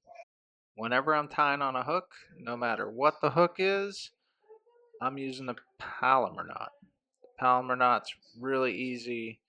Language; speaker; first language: English; native; English